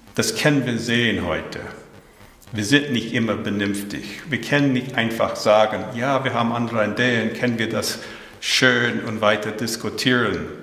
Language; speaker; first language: German; early bilingual, heritage; German